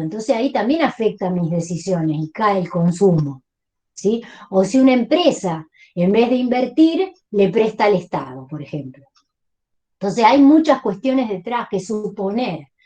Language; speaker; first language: Spanish; native; Spanish